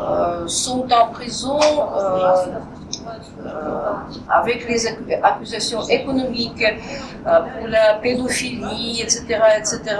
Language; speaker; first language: French; non-native, fluent; Russian